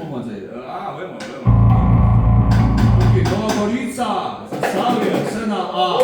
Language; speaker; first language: Slovenian; native; Slovenian